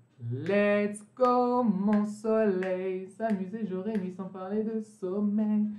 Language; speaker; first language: French; native; French